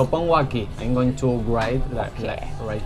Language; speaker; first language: English; non-native, learner; Spanish